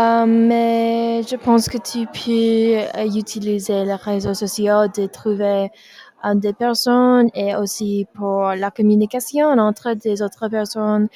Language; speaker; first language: French; non-native, learner; English